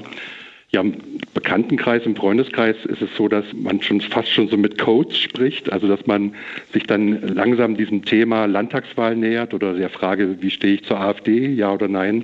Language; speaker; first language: German; native; German